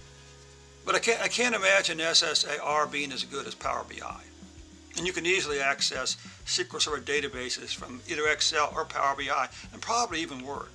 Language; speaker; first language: English; native; English